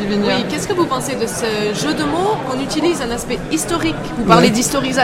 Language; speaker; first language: French; native; French